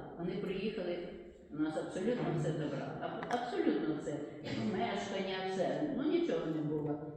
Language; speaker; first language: Ukrainian; native; Ukrainian